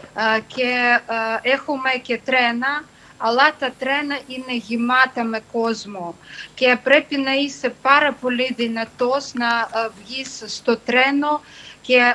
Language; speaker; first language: Greek; non-native, fluent; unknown